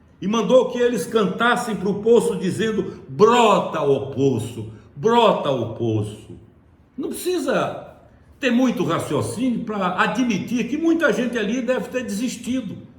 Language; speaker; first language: Portuguese; native; Portuguese